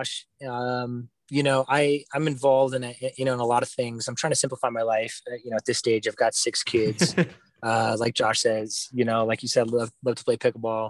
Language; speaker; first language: English; native; English